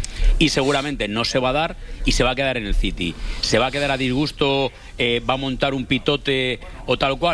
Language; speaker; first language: Spanish; native; Spanish